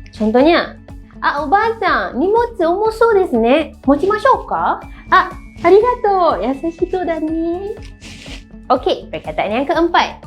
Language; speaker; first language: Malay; native; Malay